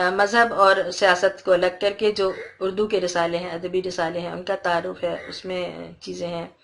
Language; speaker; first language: Urdu; native; Urdu